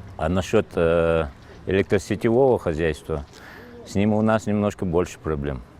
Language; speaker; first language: Russian; non-native, local second language; Ingush